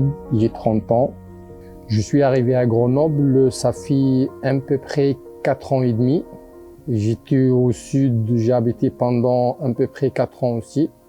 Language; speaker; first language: French; non-native, local second language; Arabic